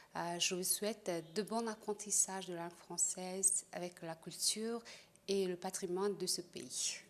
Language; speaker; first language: French; non-native, fluent; Mongolian